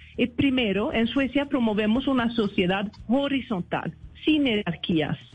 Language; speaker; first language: Spanish; non-native, fluent; Swedish